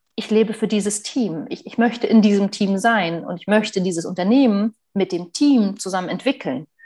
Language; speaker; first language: German; native; German